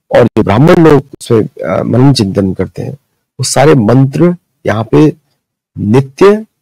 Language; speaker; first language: Hindi; early bilingual, other home language; Marathi